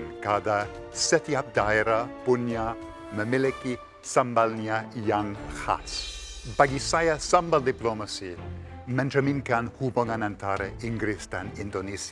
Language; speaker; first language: Indonesian; non-native, fluent; English